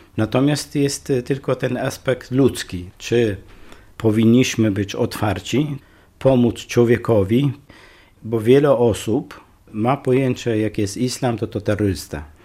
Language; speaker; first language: Polish; non-native, fluent; Kurdish